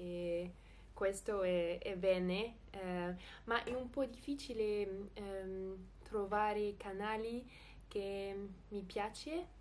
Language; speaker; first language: Italian; non-native, learner; French